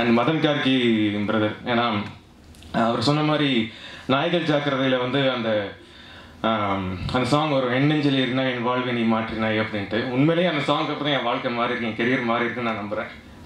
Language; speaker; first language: Tamil; native; Tamil